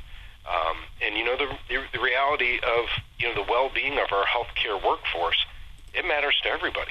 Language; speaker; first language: English; native; English